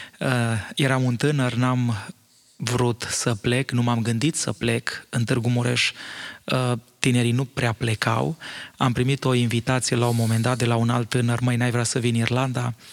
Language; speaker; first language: Romanian; native; Romanian